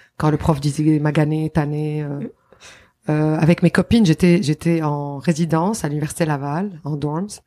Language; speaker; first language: French; non-native, local second language; Arabic